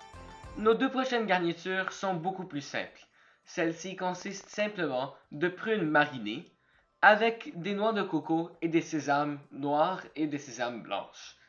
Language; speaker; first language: French; native; French